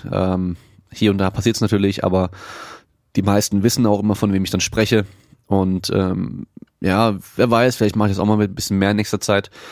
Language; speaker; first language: German; native; German